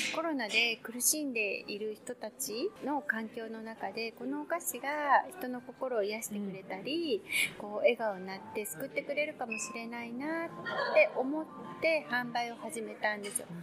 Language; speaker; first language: Japanese; native; Japanese